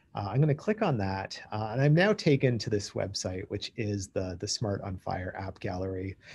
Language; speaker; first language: English; native; English